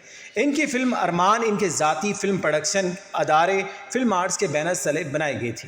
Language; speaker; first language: Urdu; native; Urdu